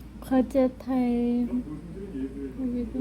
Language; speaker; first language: Korean; non-native, learner; Turkish